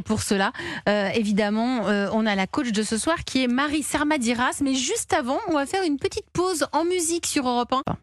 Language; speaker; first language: French; native; French